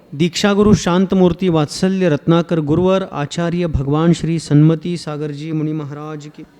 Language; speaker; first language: Hindi; non-native, local second language; Marathi